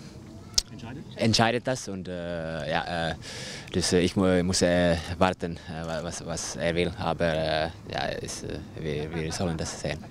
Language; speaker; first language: German; non-native, fluent; Finnish